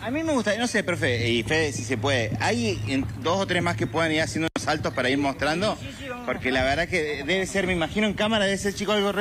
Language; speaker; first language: Spanish; native; Spanish